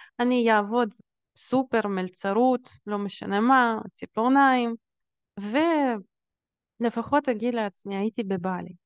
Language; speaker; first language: Hebrew; early bilingual, other home language; Russian